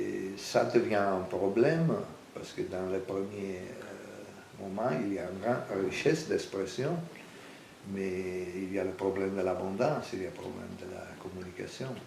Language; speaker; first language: French; non-native, fluent; Italian